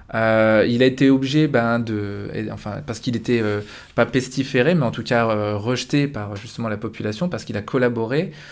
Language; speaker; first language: French; native; French